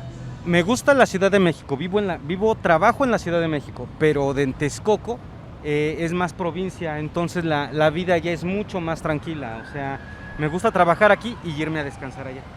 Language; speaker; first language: Spanish; native; Spanish